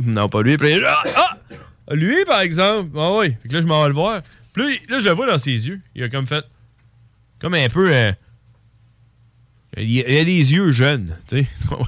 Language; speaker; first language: French; native; French